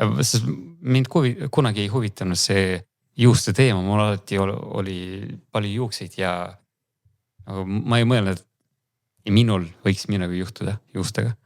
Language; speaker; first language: Estonian; non-native, local second language; Russian